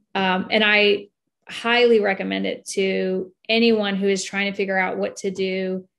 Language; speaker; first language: English; native; English